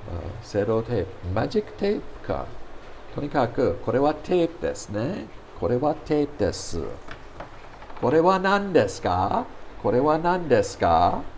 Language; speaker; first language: Japanese; non-native, fluent; English